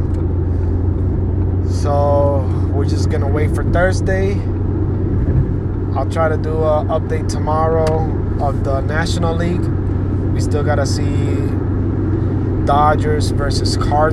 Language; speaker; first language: English; non-native, fluent; Spanish